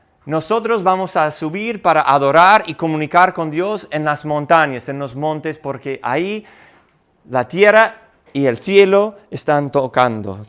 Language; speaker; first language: Spanish; non-native, fluent; English